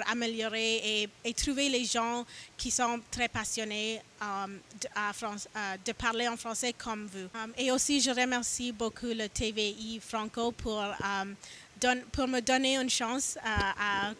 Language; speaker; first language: French; non-native, learner; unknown